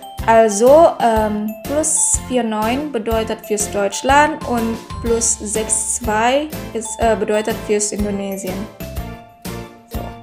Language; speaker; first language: German; non-native, learner; Indonesian